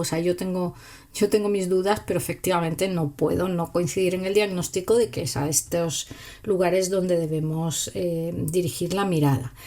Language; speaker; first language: Spanish; native; Spanish